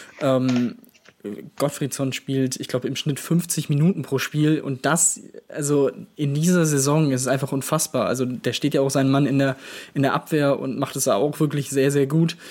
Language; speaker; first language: German; native; German